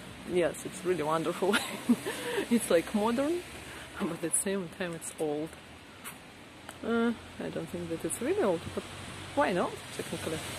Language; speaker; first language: English; non-native, fluent; Russian